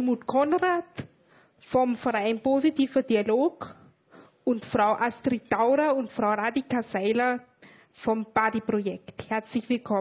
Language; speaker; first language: German; native; German